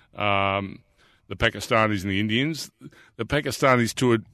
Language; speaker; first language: English; native; English